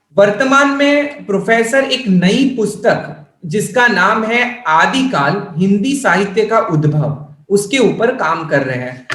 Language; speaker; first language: Hindi; non-native, local second language; Gujarati